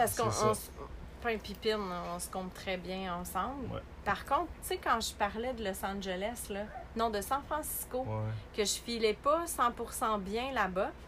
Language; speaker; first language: French; native; French